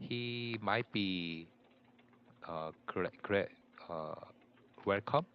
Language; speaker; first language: English; non-native, learner; Korean